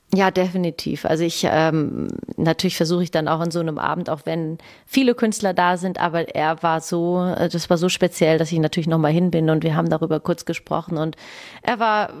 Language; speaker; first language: German; native; German